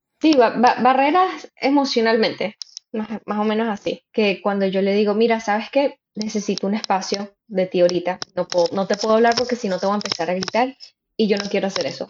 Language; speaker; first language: Spanish; native; Spanish